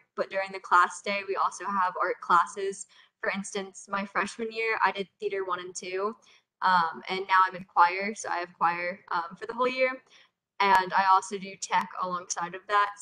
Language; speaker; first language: English; native; English